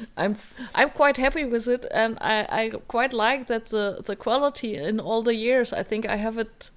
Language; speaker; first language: English; non-native, fluent; German